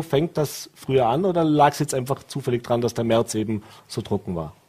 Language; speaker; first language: German; native; German